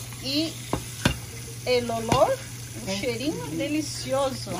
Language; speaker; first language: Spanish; non-native, learner; Portuguese